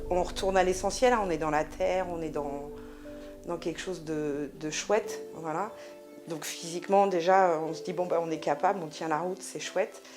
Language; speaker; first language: French; native; French